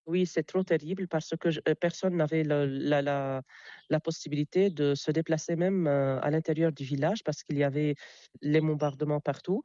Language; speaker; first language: French; non-native, local second language; Arabic